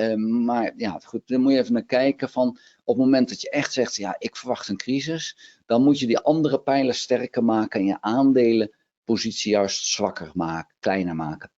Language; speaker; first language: Dutch; native; Dutch